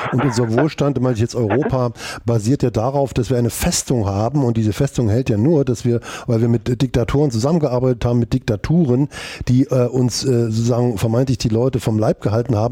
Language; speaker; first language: German; native; German